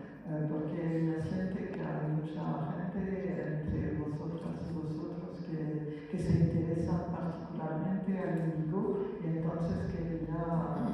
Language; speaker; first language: Spanish; non-native, fluent; French